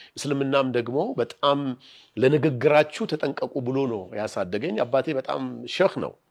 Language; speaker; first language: Amharic; non-native, local second language; Oromo